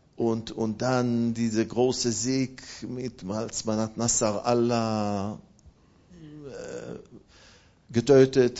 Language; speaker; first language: German; non-native, fluent; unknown